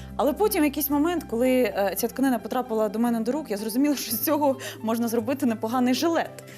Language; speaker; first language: Ukrainian; native; Ukrainian